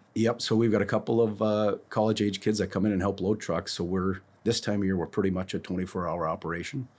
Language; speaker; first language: English; native; English